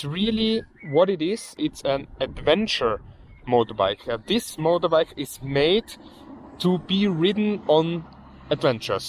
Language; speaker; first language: English; non-native, fluent; German